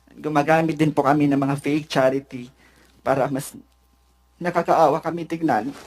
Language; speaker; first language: Filipino; native; Filipino